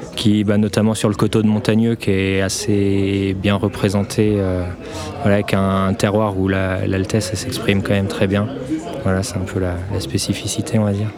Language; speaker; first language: French; native; French